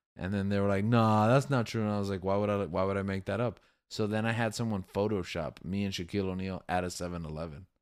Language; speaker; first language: English; native; English